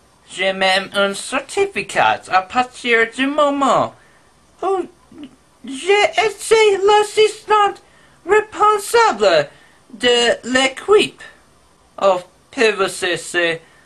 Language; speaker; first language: French; non-native, learner; English